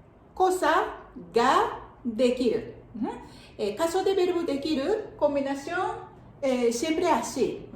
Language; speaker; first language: Spanish; non-native, fluent; Japanese